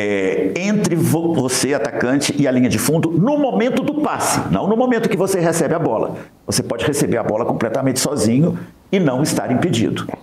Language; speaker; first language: Portuguese; native; Portuguese